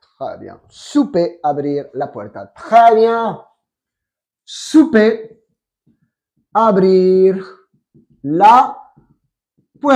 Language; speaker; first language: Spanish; non-native, fluent; French